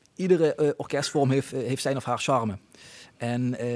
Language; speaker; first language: Dutch; native; Dutch